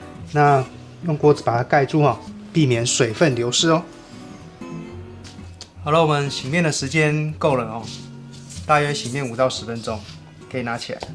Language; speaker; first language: Chinese; native; Chinese